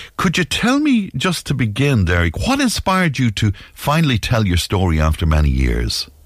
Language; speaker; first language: English; native; English